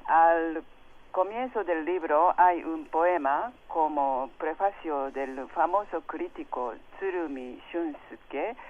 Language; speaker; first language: Spanish; non-native, fluent; Japanese